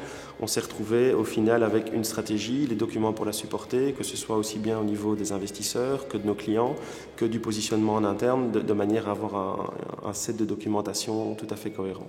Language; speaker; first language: French; native; French